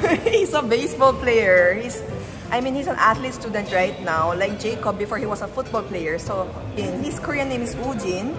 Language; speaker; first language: English; non-native, local second language; Korean